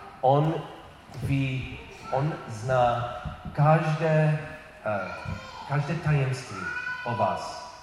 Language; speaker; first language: Czech; non-native, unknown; English